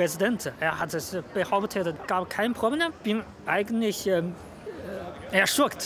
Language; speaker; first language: German; non-native, learner; Chinese